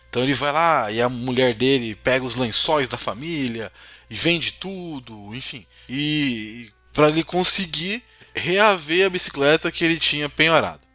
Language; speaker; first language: Portuguese; native; Portuguese